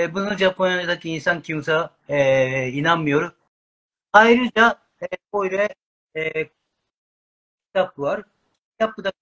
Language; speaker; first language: Turkish; non-native, learner; Japanese